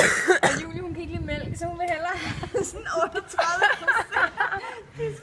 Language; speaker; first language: Danish; native; Danish